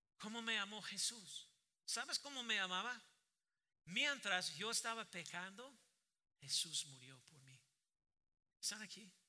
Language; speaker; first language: Spanish; non-native, fluent; English